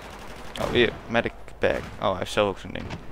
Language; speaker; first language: Dutch; native; Dutch